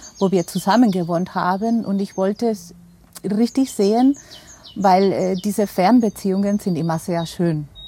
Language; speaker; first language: German; non-native, fluent; Spanish